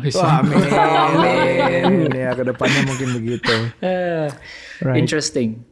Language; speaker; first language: Indonesian; native; Indonesian